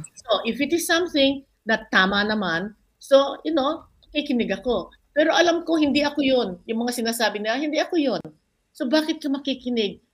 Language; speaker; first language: Filipino; non-native, local second language; Bikol